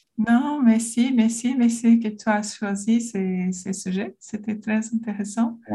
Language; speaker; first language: French; non-native, learner; Portuguese